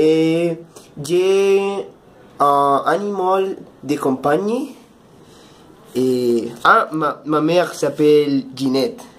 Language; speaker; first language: French; non-native, learner; Spanish